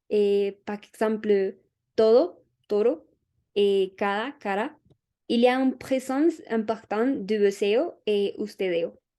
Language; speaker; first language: French; non-native, learner; Spanish